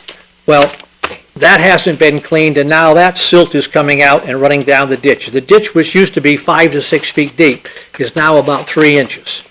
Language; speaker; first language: English; native; English